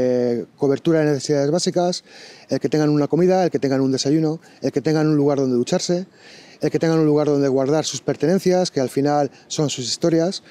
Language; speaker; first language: Spanish; native; Spanish